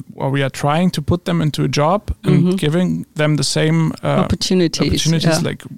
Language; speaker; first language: English; non-native, fluent; German